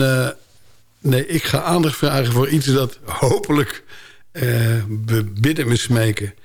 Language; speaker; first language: Dutch; native; Dutch